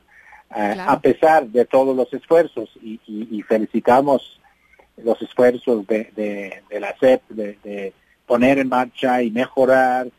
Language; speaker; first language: Spanish; non-native, fluent; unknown